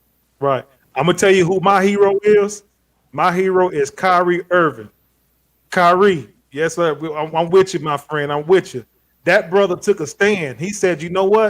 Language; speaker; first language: English; native; English